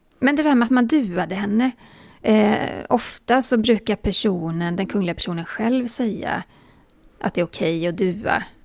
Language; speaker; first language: Swedish; native; Swedish